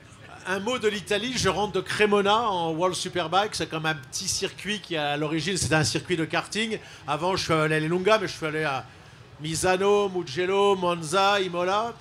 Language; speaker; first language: French; native; French